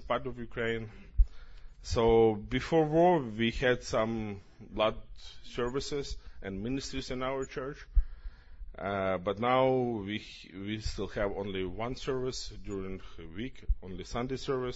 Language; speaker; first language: English; non-native, learner; Ukrainian